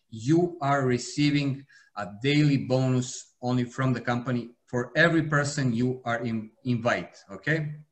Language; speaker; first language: English; non-native, fluent; Serbian